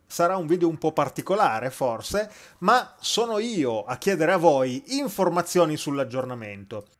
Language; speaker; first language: Italian; native; Italian